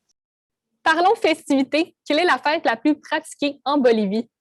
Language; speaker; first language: French; native; French